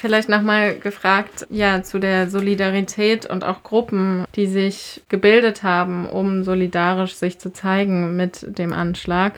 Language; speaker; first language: German; native; German